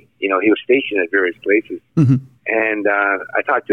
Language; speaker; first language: English; native; English